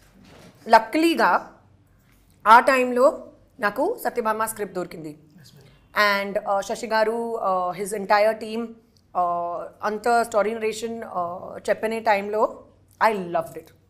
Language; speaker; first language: Telugu; non-native, learner; Hindi